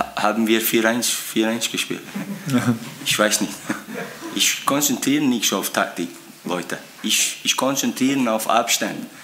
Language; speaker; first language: German; non-native, fluent; English